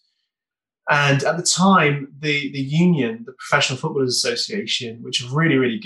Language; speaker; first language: English; native; English